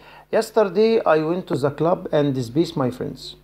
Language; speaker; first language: English; non-native, fluent; Arabic